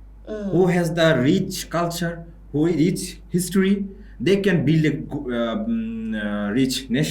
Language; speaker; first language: English; non-native, local second language; Bangla